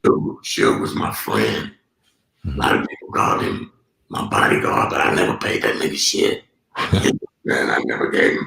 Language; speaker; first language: English; native; English